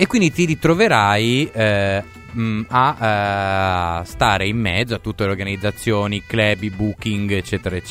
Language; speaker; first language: Italian; native; Italian